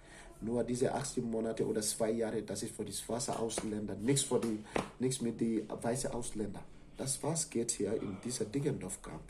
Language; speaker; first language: German; non-native, learner; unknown